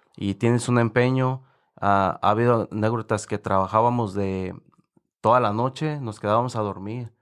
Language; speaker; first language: Spanish; native; Spanish